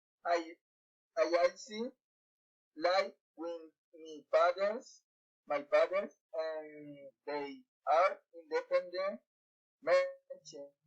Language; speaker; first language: English; non-native, learner; Spanish